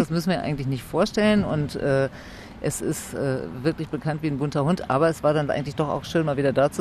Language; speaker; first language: German; native; German